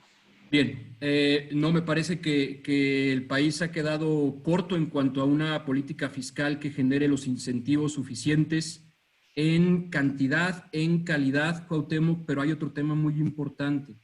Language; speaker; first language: Spanish; native; Spanish